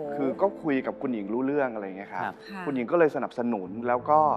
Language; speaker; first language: Thai; native; Thai